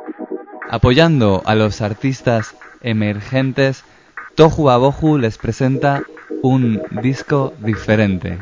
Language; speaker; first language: Spanish; native; Spanish